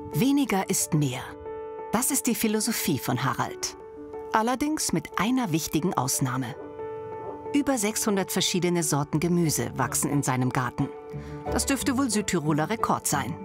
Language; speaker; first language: German; native; German